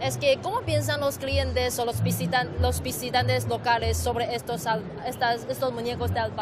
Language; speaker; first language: Spanish; non-native, fluent; Chinese